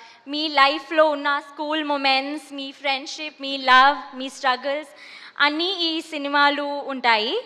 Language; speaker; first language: Telugu; non-native, learner; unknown